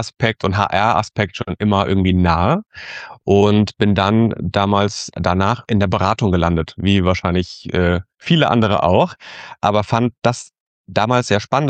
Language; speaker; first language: German; native; German